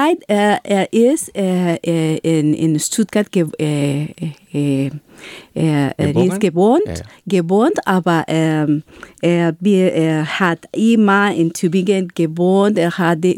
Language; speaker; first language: German; non-native, learner; Spanish